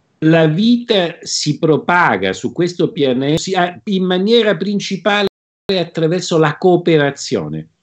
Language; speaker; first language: Italian; native; Italian